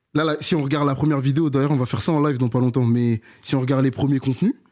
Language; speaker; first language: French; native; French